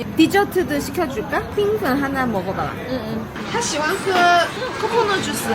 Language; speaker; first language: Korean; non-native, fluent; Chinese